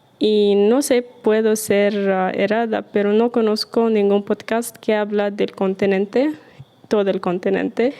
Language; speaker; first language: Spanish; non-native, learner; Arabic